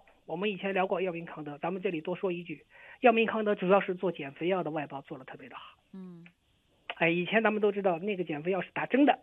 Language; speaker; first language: Chinese; native; Chinese